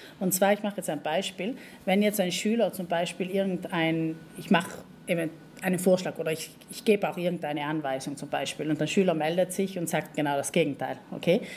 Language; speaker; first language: German; native; German